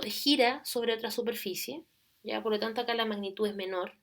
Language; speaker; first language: Spanish; native; Spanish